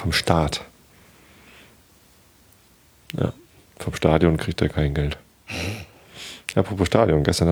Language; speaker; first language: German; native; German